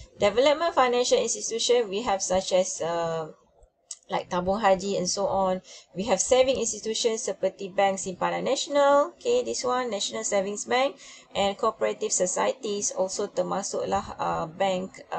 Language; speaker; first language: English; non-native, local second language; Malay